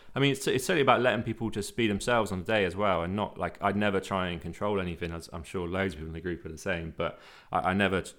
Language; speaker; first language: English; native; English